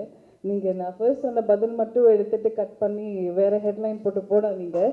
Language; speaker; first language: Tamil; early bilingual, heritage; Tamil